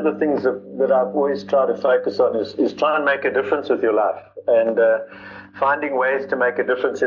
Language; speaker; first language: English; native; English